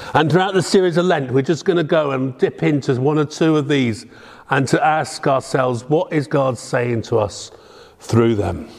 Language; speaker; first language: English; native; English